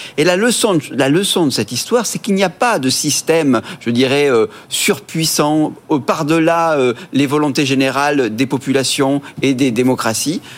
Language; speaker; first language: French; native; French